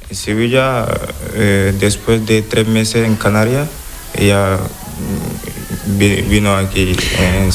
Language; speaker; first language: Spanish; non-native, fluent; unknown